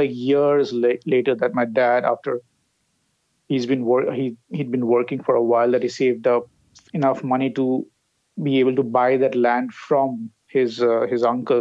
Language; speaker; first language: English; non-native, local second language; Bangla